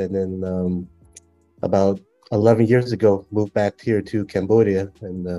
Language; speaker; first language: English; native; English